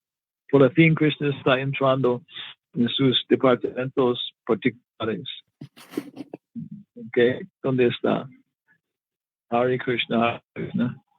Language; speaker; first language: Spanish; non-native, learner; English